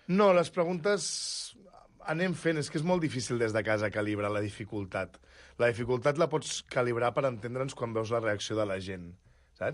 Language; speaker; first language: Catalan; native; Catalan